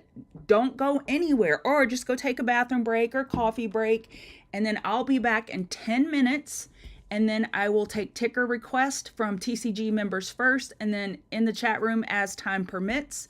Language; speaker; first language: English; native; English